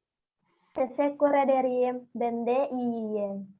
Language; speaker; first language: Turkish; non-native, learner; Indonesian